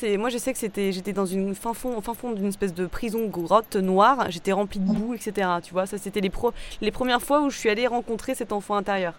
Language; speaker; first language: French; native; French